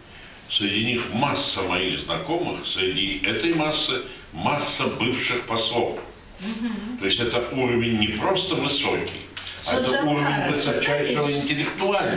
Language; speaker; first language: Russian; native; Russian